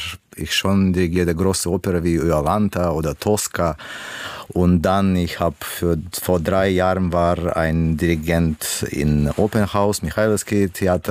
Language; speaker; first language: German; non-native, learner; Russian